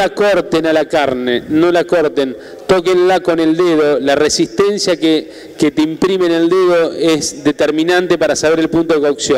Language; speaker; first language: Spanish; native; Spanish